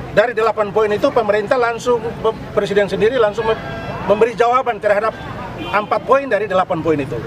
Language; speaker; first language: Indonesian; non-native, local second language; Tetum